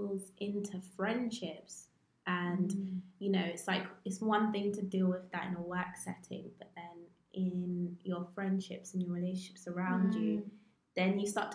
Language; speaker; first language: English; native; English